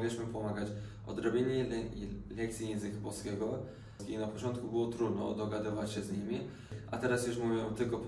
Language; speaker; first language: Polish; non-native, fluent; Ukrainian